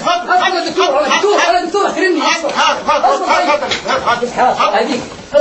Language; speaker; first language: Arabic; native; Arabic